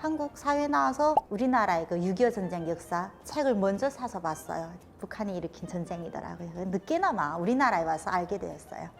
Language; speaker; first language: Korean; native; Korean